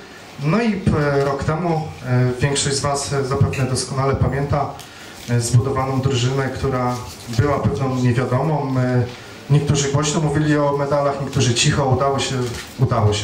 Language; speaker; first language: Polish; native; Polish